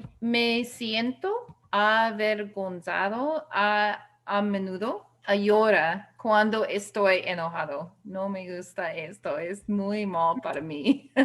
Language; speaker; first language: Spanish; non-native, learner; English